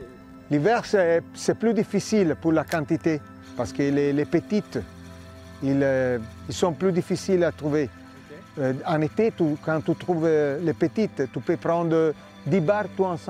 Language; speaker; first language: French; non-native, fluent; Italian